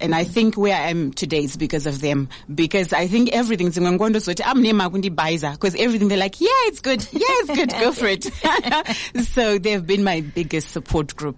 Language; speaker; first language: English; non-native, local second language; Shona